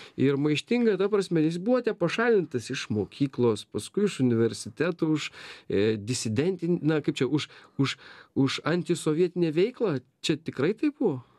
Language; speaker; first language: Lithuanian; native; Lithuanian